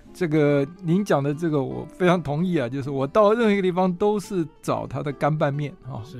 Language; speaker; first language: Chinese; native; Chinese